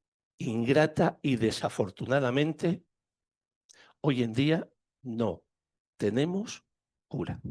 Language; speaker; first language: Spanish; native; Spanish